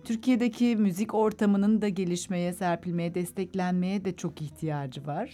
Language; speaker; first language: Turkish; native; Turkish